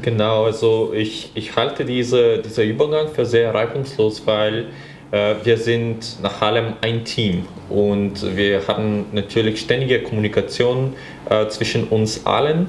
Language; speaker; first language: German; non-native, fluent; Bulgarian